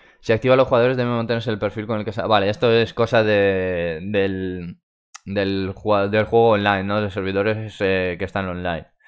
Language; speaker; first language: Spanish; non-native, fluent; Russian